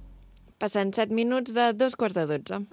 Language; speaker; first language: Catalan; native; Catalan